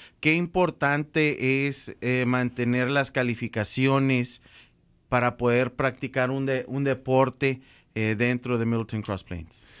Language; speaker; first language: Spanish; native; Spanish